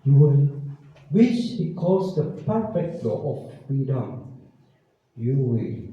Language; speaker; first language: English; non-native, local second language; Filipino